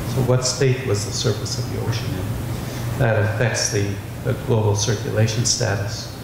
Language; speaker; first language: English; native; English